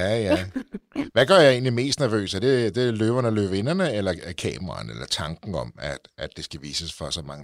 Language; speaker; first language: Danish; native; Danish